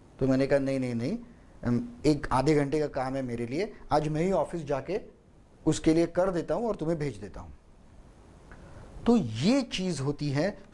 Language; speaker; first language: Hindi; native; Hindi